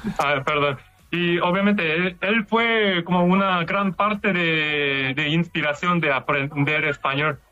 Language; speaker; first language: Spanish; non-native, fluent; Korean